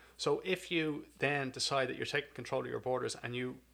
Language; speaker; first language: English; native; English